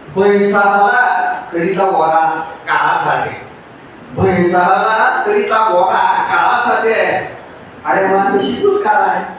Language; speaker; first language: Marathi; native; Marathi